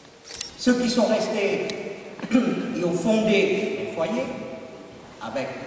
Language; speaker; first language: French; non-native, fluent; Vietnamese